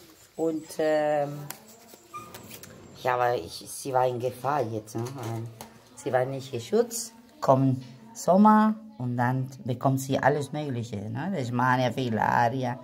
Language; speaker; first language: German; non-native, fluent; Spanish